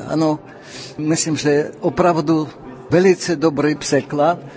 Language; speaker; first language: Czech; non-native, fluent; Russian